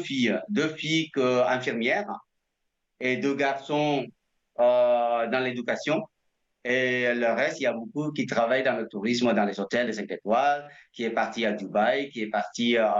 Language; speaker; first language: French; non-native, fluent; Indonesian